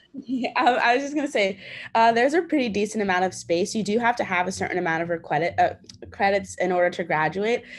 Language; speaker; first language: English; native; English